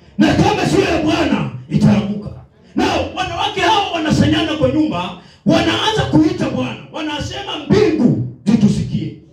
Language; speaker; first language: Swahili; non-native, local second language; Luyia